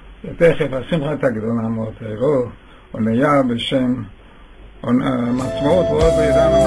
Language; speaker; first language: Hebrew; non-native, fluent; Yiddish